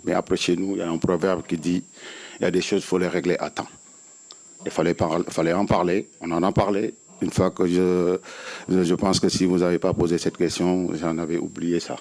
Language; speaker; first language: French; non-native, local second language; Wolof